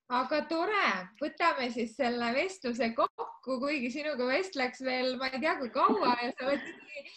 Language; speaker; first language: Estonian; native; Estonian